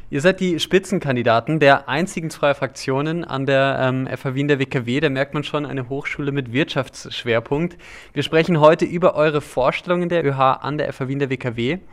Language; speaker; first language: German; native; German